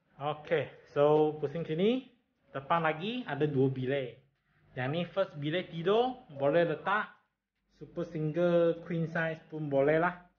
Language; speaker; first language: Malay; non-native, local second language; Chinese